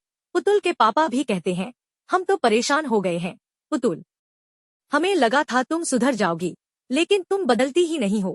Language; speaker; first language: Hindi; native; Hindi